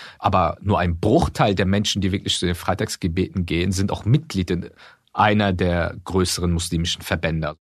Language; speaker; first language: German; early bilingual, other home language; Turkish